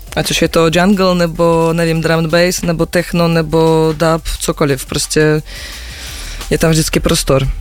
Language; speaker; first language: Czech; non-native, fluent; Russian